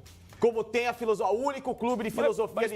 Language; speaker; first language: Portuguese; native; Portuguese